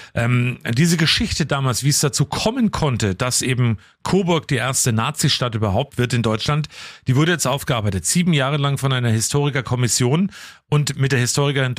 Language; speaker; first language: German; native; German